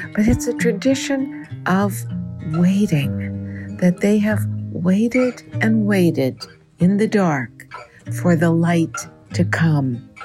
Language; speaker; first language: English; native; English